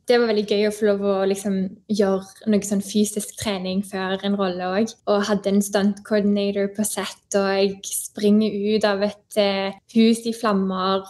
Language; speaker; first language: Norwegian; native; Norwegian